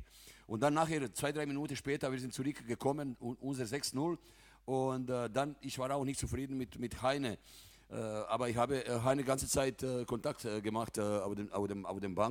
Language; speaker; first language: German; non-native, fluent; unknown